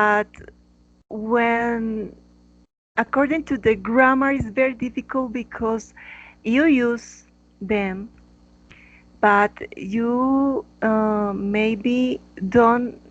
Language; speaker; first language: English; non-native, learner; Spanish